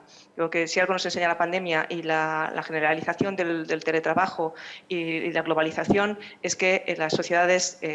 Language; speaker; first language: Spanish; native; Spanish